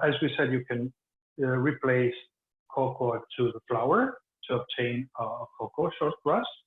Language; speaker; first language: English; non-native, fluent; Italian